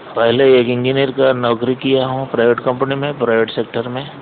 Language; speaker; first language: Hindi; non-native, local second language; Telugu